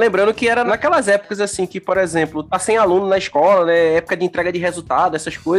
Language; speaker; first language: Portuguese; native; Portuguese